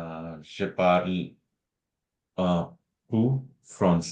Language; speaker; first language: French; non-native, learner; Hindi